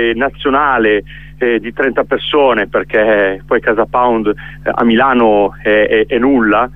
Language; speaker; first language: Italian; native; Italian